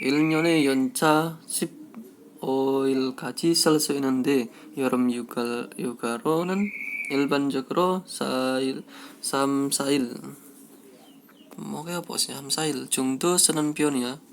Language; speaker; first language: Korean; non-native, fluent; Indonesian